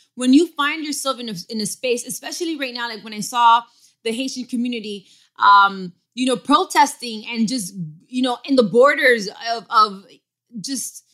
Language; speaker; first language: English; early bilingual, other home language; Spanish